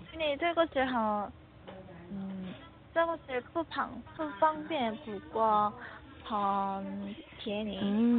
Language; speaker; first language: Chinese; non-native, learner; Korean